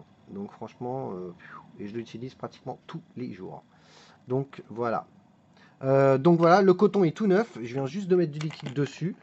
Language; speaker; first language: French; native; French